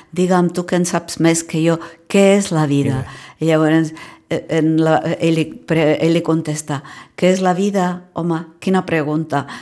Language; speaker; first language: Catalan; non-native, fluent; Czech